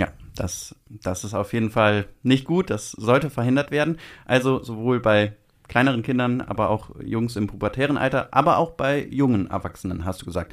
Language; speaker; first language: German; native; German